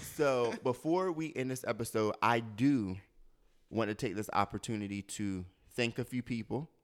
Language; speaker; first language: English; native; English